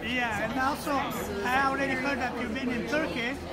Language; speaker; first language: English; non-native, learner; Bulgarian